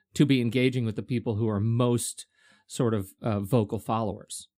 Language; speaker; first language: English; native; English